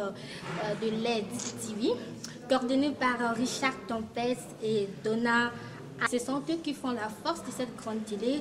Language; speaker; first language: French; non-native, local second language; Lingala